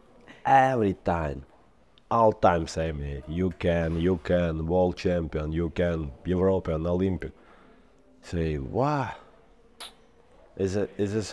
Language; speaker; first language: English; non-native, learner; Ukrainian